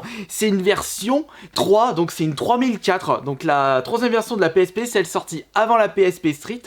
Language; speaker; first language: French; native; French